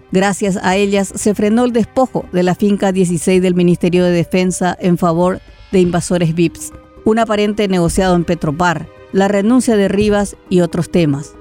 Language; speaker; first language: Spanish; native; Spanish